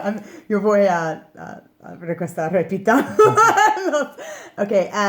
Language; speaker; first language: Spanish; non-native, learner; English